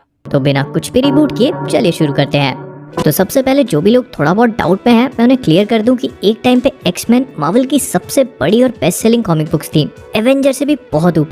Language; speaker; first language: Hindi; native; Hindi